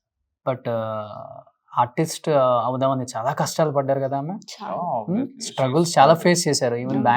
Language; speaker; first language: Telugu; native; Telugu